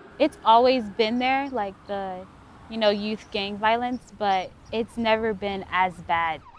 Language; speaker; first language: English; native; English